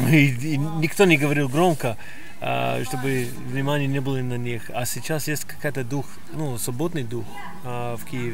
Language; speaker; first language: Russian; non-native, fluent; English